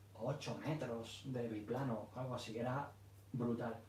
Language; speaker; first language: Spanish; early bilingual, other home language; English